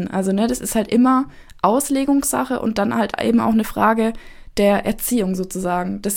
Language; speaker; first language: German; native; German